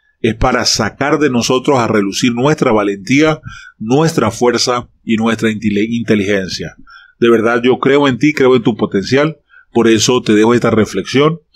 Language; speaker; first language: Spanish; native; Spanish